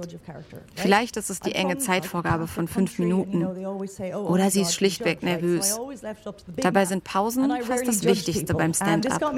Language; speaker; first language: German; native; German